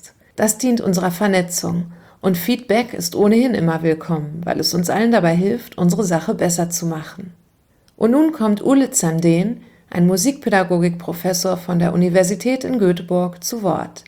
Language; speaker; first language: German; native; German